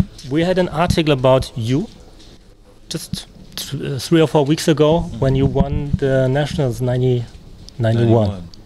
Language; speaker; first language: English; non-native, fluent; German